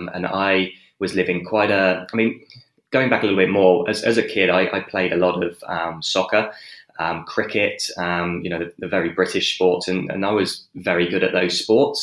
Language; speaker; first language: English; native; English